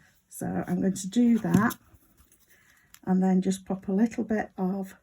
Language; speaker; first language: English; native; English